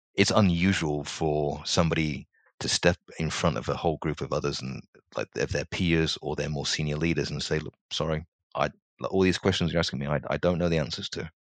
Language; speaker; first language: English; native; English